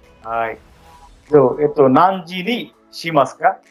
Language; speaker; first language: Japanese; non-native, fluent; Bangla